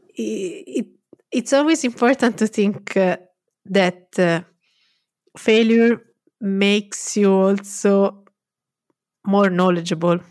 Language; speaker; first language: English; non-native, fluent; Italian